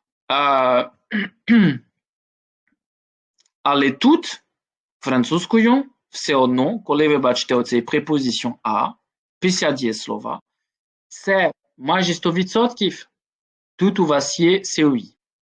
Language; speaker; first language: Ukrainian; non-native, fluent; French